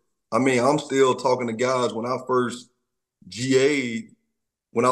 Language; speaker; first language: English; native; English